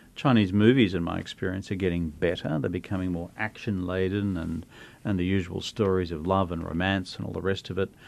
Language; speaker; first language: English; native; English